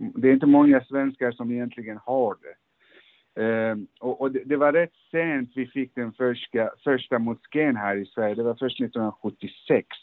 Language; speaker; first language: Swedish; early bilingual, other home language; Persian